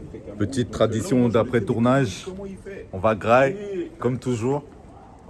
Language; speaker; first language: French; native; French